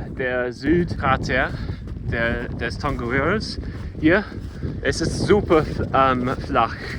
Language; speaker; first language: German; non-native, learner; English